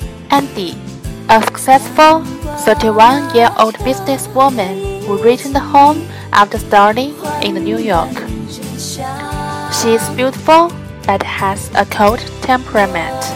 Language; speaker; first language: English; non-native, learner; Chinese